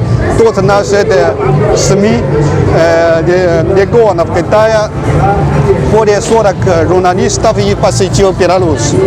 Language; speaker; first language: Russian; non-native, learner; Chinese